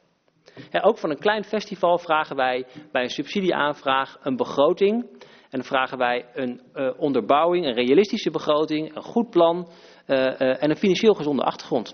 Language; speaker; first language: Dutch; native; Dutch